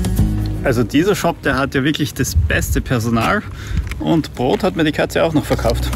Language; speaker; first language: German; native; German